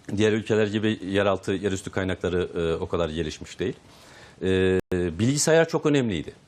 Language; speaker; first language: Turkish; native; Turkish